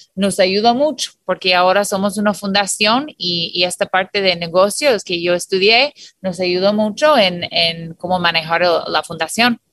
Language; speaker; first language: Spanish; non-native, fluent; English